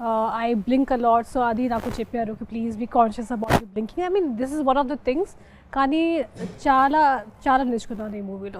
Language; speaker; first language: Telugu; non-native, fluent; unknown